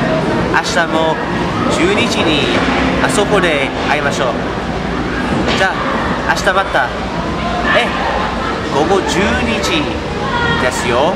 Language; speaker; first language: Japanese; non-native, learner; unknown